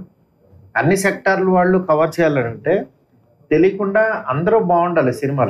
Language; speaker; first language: Telugu; native; Telugu